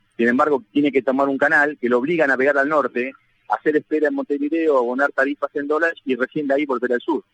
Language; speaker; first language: Spanish; native; Spanish